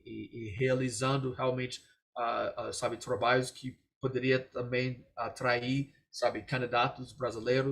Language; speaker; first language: Portuguese; non-native, fluent; English